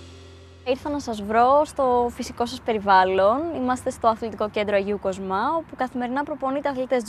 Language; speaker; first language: Greek; native; Greek